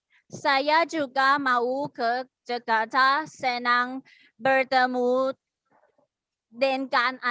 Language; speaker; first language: Indonesian; non-native, learner; Thai